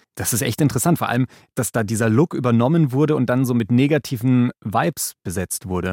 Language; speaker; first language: German; native; German